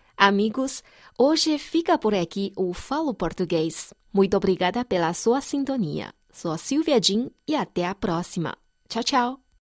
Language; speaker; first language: Portuguese; non-native, fluent; Chinese